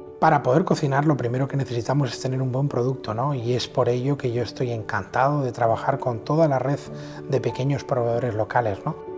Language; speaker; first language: Spanish; native; Spanish